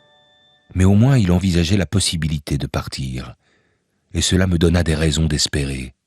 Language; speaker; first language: French; native; French